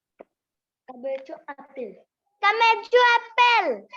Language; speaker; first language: French; non-native, learner; Hindi